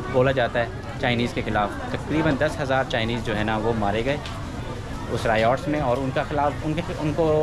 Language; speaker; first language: Urdu; native; Urdu